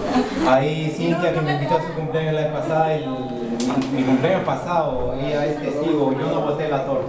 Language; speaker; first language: Spanish; early bilingual, heritage; Spanish